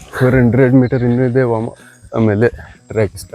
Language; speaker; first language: Kannada; non-native, local second language; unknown